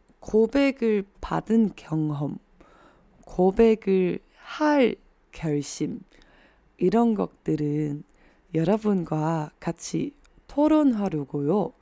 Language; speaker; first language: Korean; non-native, fluent; Chinese